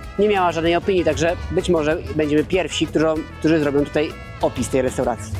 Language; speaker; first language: Polish; native; Polish